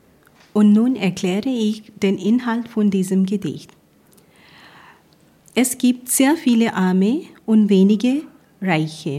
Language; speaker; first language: German; non-native, fluent; Punjabi